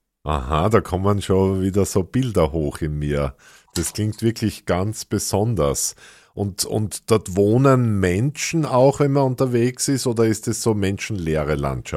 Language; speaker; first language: German; native; German